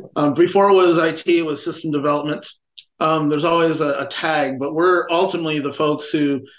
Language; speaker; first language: English; native; English